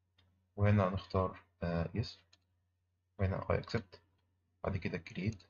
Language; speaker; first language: Arabic; native; Arabic